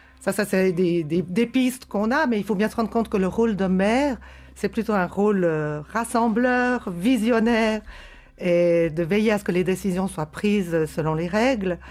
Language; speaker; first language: French; native; French